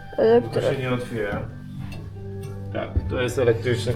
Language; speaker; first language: Polish; native; Polish